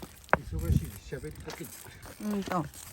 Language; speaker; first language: Japanese; native; Japanese